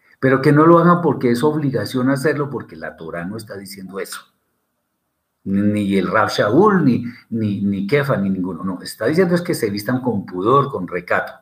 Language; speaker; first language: Spanish; native; Spanish